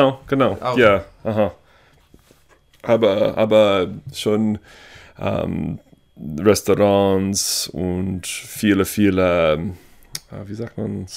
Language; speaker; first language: German; non-native, learner; English